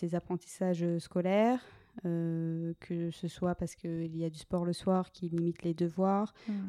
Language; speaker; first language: French; native; French